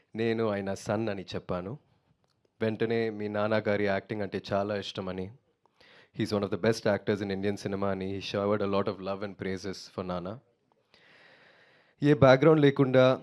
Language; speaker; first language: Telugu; non-native, learner; Tamil